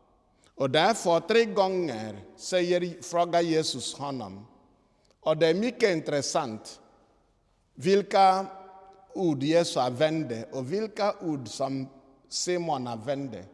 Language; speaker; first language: Swedish; non-native, fluent; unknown